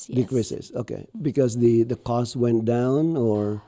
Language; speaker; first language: English; non-native, local second language; Filipino